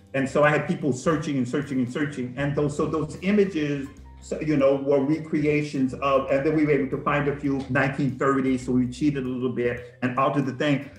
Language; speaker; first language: English; native; English